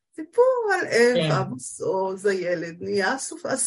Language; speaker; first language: Hebrew; native; Hebrew